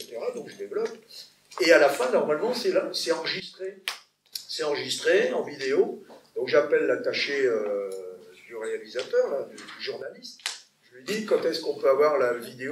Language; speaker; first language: French; native; French